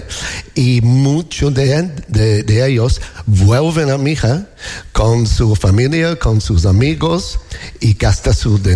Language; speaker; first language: Spanish; non-native, learner; English